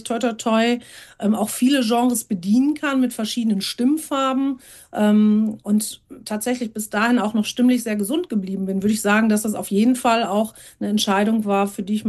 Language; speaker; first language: German; native; German